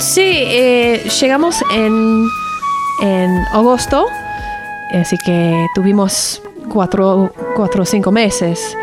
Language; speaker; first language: Spanish; non-native, learner; English